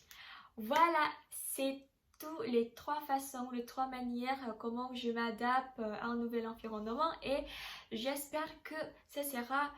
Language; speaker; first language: French; non-native, learner; Indonesian